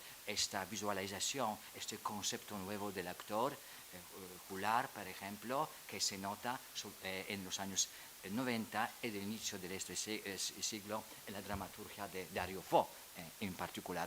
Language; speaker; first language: Spanish; non-native, fluent; Polish